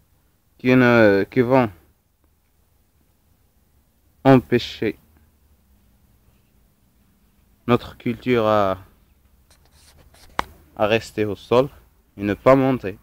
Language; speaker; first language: French; non-native, local second language; Arabic